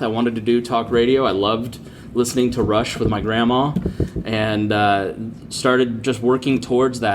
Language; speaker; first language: English; native; English